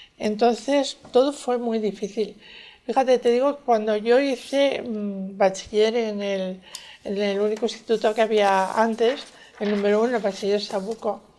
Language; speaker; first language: Spanish; native; Spanish